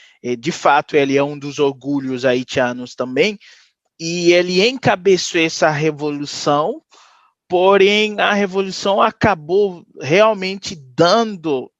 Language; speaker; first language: Portuguese; non-native, fluent; Haitian Creole